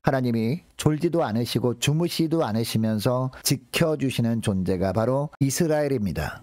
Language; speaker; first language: Korean; native; Korean